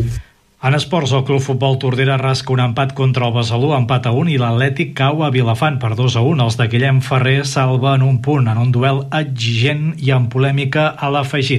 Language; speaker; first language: Catalan; native; Catalan